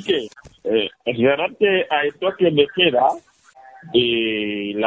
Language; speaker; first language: Spanish; non-native, fluent; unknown